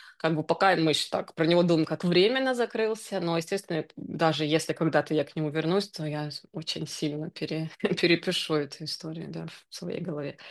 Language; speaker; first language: Russian; native; Russian